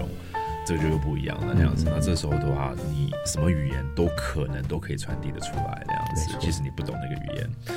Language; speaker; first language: Chinese; native; Chinese